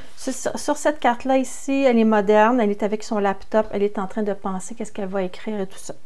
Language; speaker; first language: French; native; French